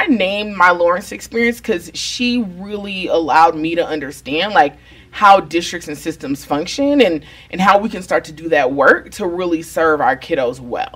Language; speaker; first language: English; native; English